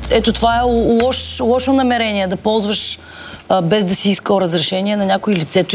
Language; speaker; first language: Bulgarian; native; Bulgarian